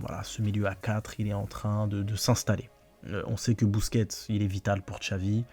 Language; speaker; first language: French; native; French